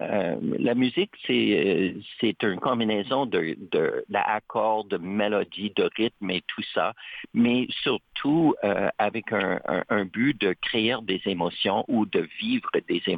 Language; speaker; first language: French; native; French